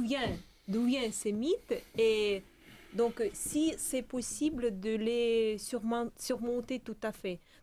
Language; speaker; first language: French; non-native, fluent; Russian